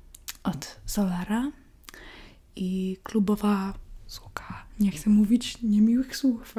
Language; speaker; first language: Polish; early bilingual, heritage; English